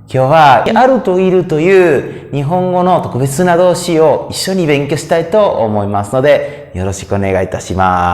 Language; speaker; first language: Japanese; non-native, fluent; Spanish